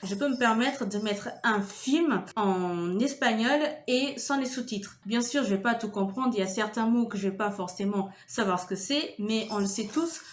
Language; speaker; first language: French; non-native, fluent; Portuguese